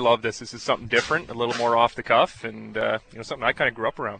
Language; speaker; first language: English; native; English